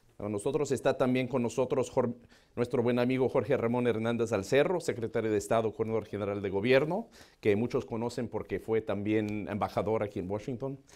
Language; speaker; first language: Spanish; non-native, fluent; English